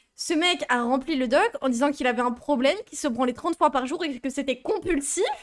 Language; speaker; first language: French; native; French